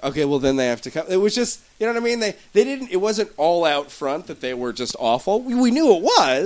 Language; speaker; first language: English; native; English